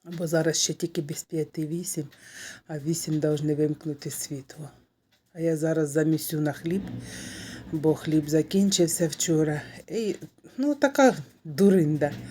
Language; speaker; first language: Ukrainian; non-native, local second language; Russian